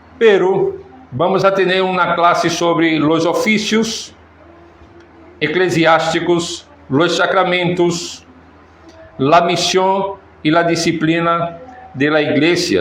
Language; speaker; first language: Spanish; non-native, fluent; Portuguese